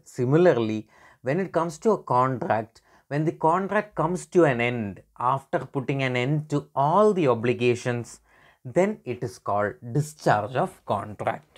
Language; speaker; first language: English; non-native, local second language; Malayalam